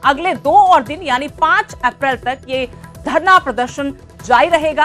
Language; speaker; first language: Hindi; native; Hindi